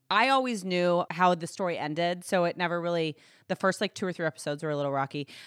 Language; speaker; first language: English; native; English